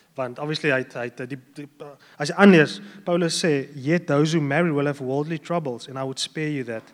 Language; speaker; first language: English; non-native, local second language; Afrikaans